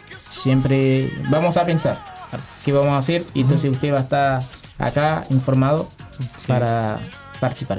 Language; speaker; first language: Spanish; non-native, learner; Haitian Creole